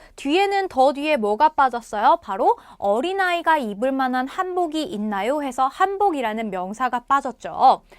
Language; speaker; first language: Korean; native; Korean